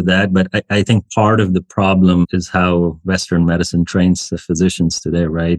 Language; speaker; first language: English; non-native, local second language; Hindi